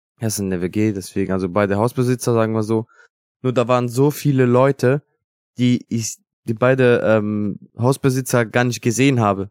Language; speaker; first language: German; non-native, fluent; Italian